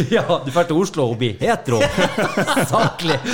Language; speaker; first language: Norwegian; native; Norwegian